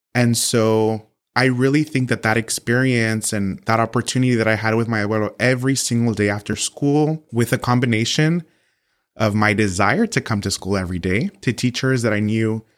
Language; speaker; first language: English; early bilingual, other home language; Spanish